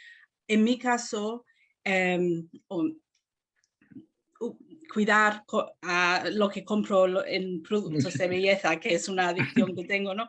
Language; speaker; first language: Spanish; non-native, fluent; English